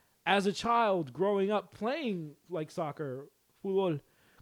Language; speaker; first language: English; early bilingual, other home language; Spanish